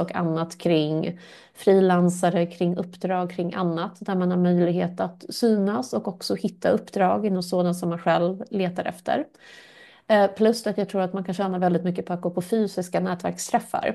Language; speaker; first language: Swedish; native; Swedish